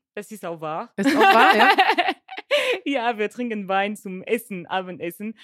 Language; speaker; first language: German; non-native, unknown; French